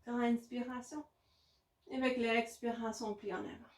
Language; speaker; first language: French; non-native, learner; English